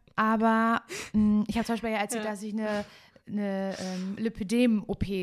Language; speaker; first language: German; native; German